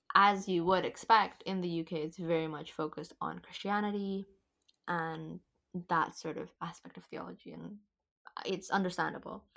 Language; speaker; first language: English; non-native, fluent; Indonesian